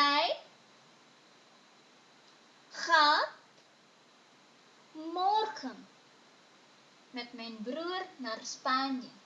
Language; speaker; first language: Dutch; non-native, fluent; Indonesian